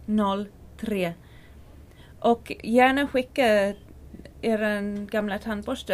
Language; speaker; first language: Swedish; non-native, learner; English